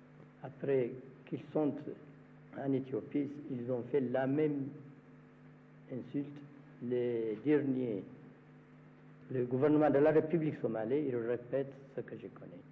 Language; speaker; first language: French; non-native, fluent; Amharic